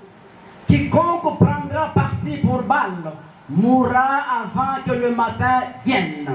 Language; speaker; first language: French; non-native, local second language; Lingala